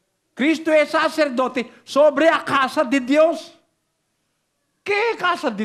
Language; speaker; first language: Portuguese; non-native, learner; Filipino